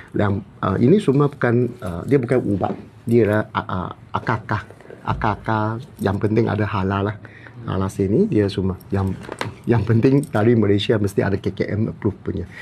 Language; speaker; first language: Malay; non-native, local second language; Cantonese